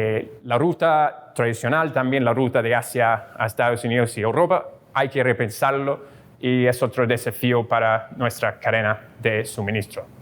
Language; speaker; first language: Spanish; non-native, fluent; English